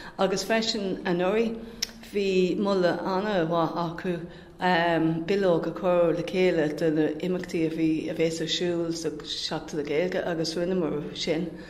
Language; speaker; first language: Irish; non-native, local second language; English